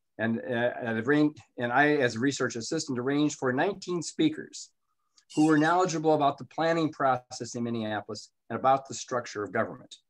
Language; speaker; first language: English; native; English